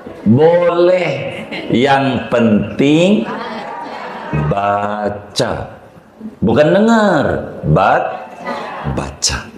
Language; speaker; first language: Indonesian; native; Indonesian